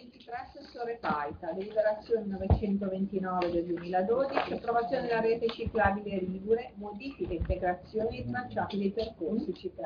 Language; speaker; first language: Italian; native; Italian